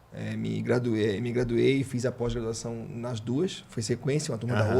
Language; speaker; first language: Portuguese; native; Portuguese